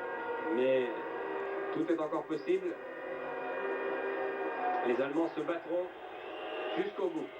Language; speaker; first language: French; native; French